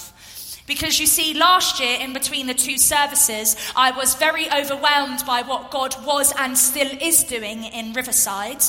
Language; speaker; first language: English; native; English